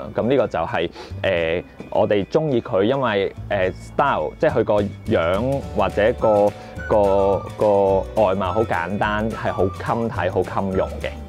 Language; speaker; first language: Cantonese; native; Cantonese